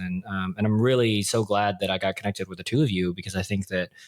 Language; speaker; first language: English; native; English